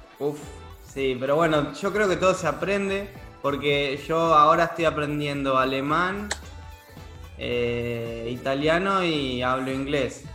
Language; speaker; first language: Spanish; native; Spanish